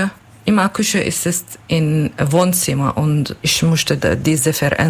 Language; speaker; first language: German; non-native, learner; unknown